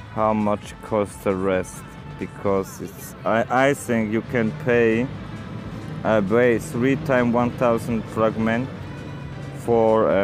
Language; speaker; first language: English; non-native, learner; German